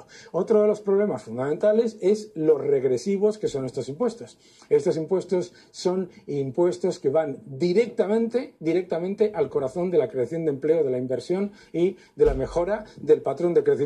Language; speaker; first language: Spanish; native; Spanish